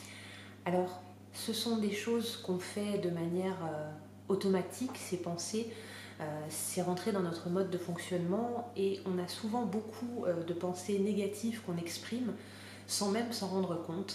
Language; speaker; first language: French; native; French